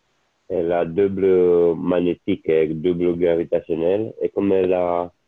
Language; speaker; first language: French; non-native, learner; Italian